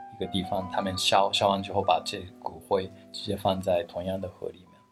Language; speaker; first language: Chinese; non-native, fluent; Japanese